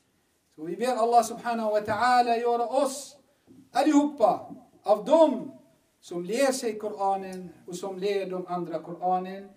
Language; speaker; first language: Swedish; non-native, fluent; Arabic